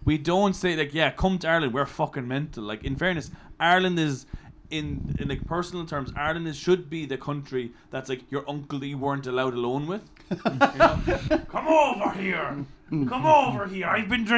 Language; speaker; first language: English; native; English